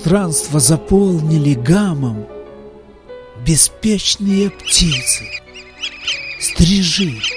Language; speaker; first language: Russian; native; Russian